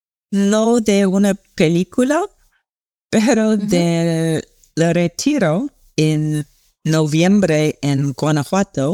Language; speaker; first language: Spanish; non-native, learner; English